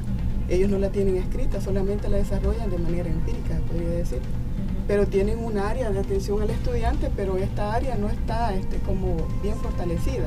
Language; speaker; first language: Spanish; native; Spanish